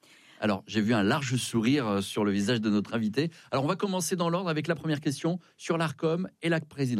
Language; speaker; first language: French; native; French